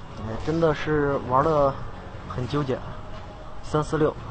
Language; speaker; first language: Chinese; native; Chinese